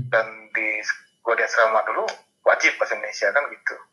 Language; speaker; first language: Indonesian; non-native, local second language; Minangkabau